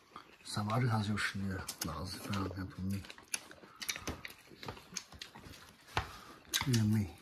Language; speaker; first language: Chinese; native; Chinese